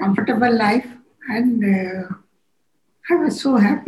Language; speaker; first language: English; non-native, local second language; Tamil